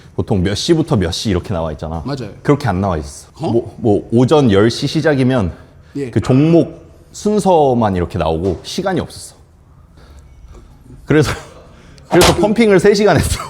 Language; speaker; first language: Korean; native; Korean